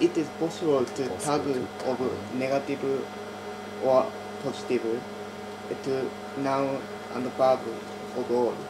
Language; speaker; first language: English; non-native, learner; Japanese